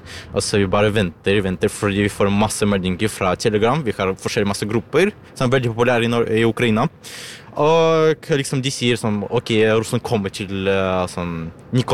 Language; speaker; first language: Norwegian; non-native, learner; Ukrainian